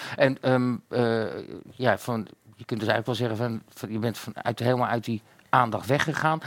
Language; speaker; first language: Dutch; native; Dutch